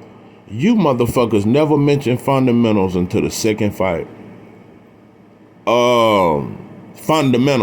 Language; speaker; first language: English; native; English